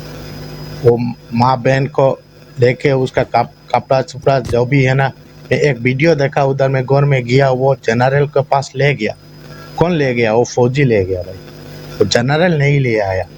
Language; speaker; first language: Hindi; non-native, fluent; Bangla